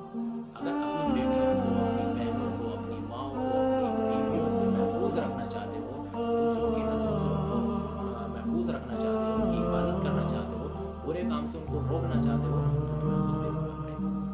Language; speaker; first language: Urdu; native; Urdu